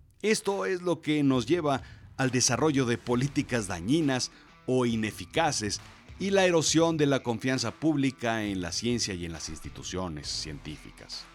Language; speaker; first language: Spanish; native; Spanish